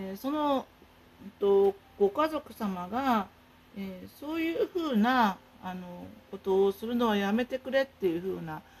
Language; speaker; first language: Japanese; native; Japanese